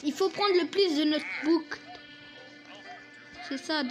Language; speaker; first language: French; native; French